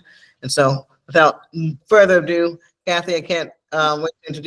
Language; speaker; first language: English; native; English